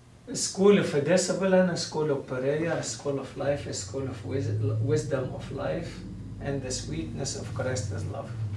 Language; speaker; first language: English; non-native, fluent; Arabic